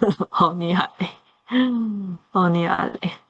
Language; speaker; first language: French; non-native, learner; Chinese